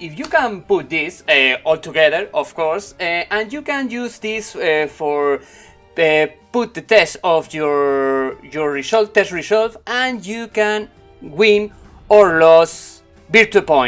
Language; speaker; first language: English; non-native, learner; Spanish